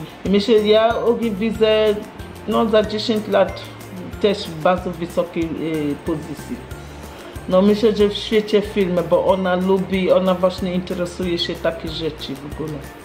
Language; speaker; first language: Polish; non-native, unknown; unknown